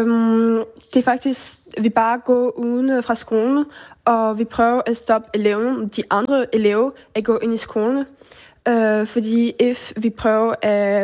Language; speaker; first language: Danish; early bilingual, heritage; French